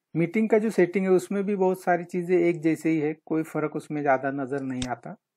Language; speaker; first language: Hindi; non-native, local second language; Marathi